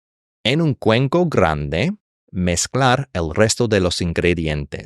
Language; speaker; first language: Spanish; non-native, fluent; English